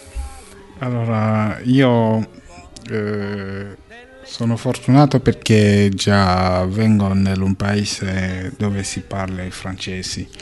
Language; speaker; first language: Italian; non-native, fluent; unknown